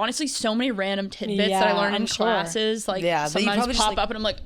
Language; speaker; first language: English; native; English